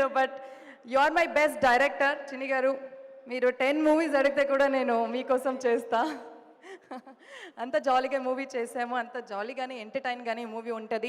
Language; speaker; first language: Telugu; non-native, fluent; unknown